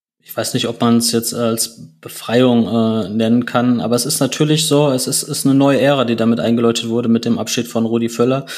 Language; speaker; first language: German; native; German